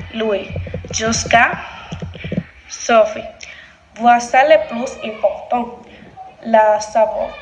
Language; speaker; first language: French; non-native, learner; Spanish